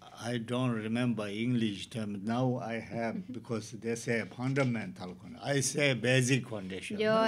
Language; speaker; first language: English; non-native, learner; Tibetan